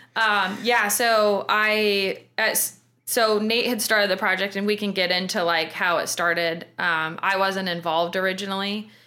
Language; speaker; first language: English; native; English